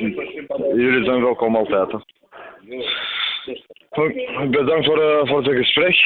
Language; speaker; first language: Dutch; non-native, fluent; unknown